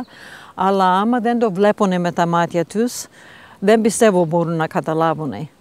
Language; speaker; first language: Greek; non-native, fluent; English